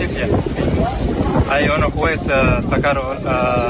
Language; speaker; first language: Spanish; non-native, learner; Arabic